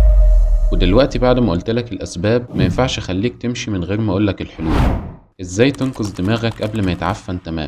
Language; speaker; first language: Arabic; native; Arabic